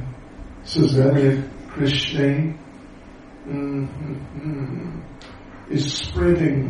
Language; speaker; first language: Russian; non-native, learner; English